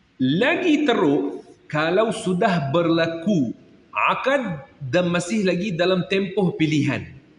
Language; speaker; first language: Malay; non-native, fluent; Arabic